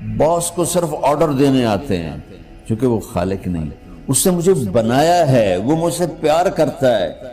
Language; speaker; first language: Urdu; non-native, local second language; Punjabi